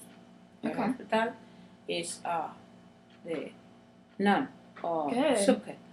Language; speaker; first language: English; non-native, learner; Spanish